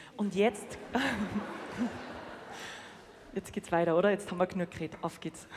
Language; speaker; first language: German; native; German